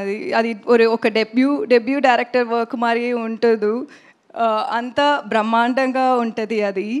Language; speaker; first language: Telugu; non-native, learner; Tamil